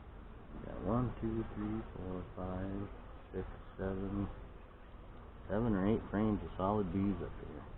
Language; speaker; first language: English; native; English